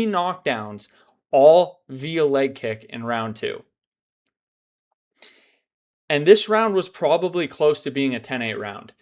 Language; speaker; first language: English; native; English